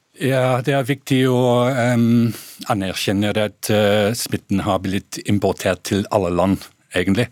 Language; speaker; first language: Norwegian; non-native, fluent; English